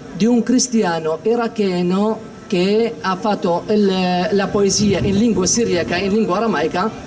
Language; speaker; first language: Italian; non-native, fluent; Aramaic